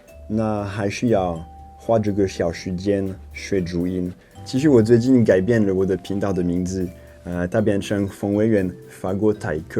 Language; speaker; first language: Chinese; non-native, fluent; French